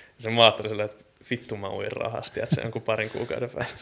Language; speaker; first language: Finnish; native; Finnish